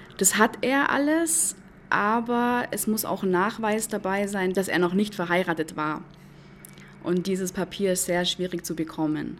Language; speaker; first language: German; native; German